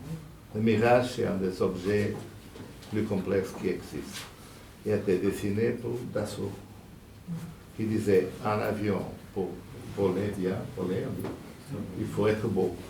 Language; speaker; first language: French; non-native, fluent; Portuguese